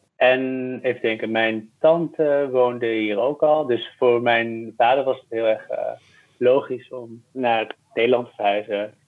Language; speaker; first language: Dutch; early bilingual, other home language; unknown